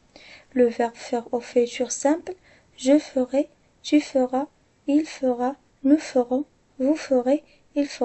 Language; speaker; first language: French; non-native, local second language; Arabic